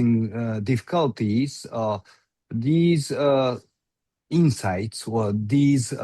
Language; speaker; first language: English; non-native, learner; Japanese